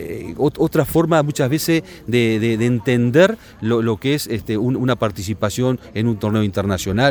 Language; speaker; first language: Spanish; native; Spanish